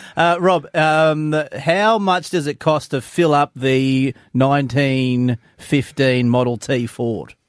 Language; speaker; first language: English; native; English